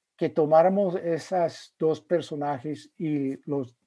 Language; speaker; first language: Spanish; non-native, fluent; English